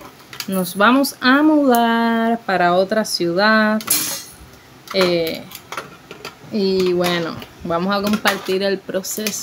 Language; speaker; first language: Spanish; native; Spanish